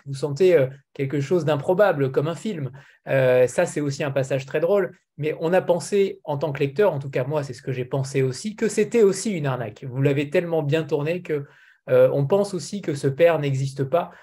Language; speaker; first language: French; native; French